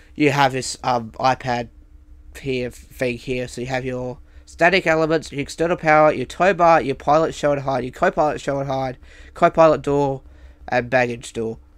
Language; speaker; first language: English; native; English